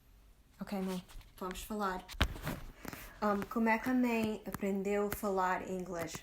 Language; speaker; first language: Portuguese; early bilingual, heritage; Portuguese